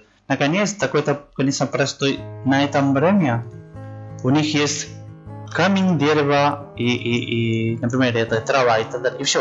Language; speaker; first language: Russian; non-native, learner; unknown